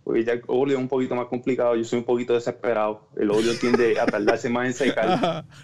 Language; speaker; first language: Spanish; native; Spanish